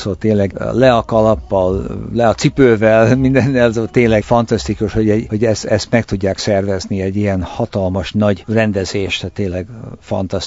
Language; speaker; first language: Hungarian; early bilingual, heritage; Hungarian